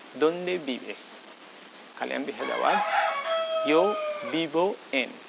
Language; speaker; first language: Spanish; non-native, fluent; Indonesian